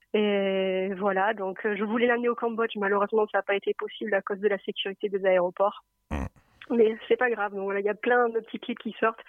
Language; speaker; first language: French; native; French